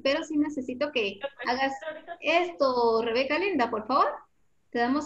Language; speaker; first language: Spanish; native; Spanish